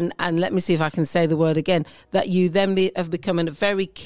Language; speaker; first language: English; native; English